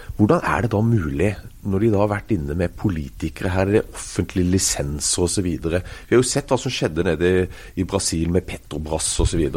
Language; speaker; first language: Norwegian; native; Norwegian